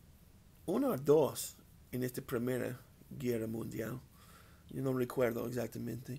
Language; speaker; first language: Spanish; non-native, learner; English